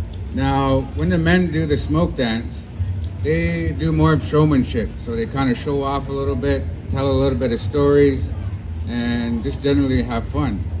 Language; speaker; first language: English; native; English